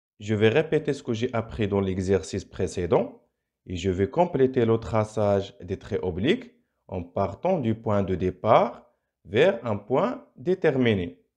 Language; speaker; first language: French; non-native, local second language; Arabic